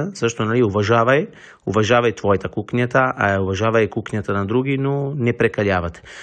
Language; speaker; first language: Bulgarian; non-native, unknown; Italian